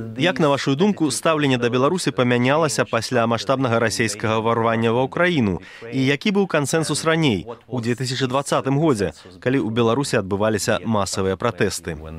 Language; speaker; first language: Belarusian; native; Belarusian